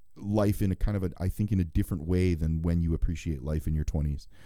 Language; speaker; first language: English; native; English